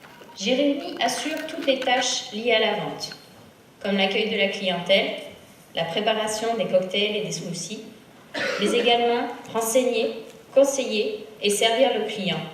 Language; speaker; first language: French; native; French